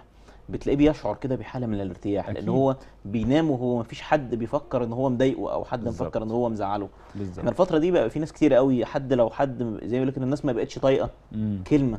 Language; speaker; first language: Arabic; native; Arabic